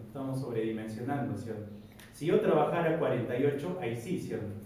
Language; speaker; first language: Spanish; native; Spanish